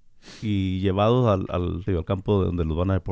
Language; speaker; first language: Spanish; native; Spanish